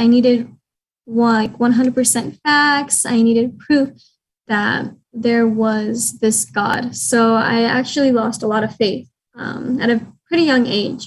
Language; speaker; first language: English; native; English